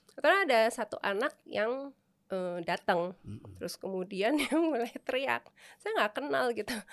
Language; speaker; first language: Indonesian; native; Indonesian